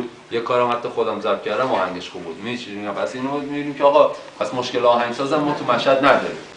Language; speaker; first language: Persian; native; Persian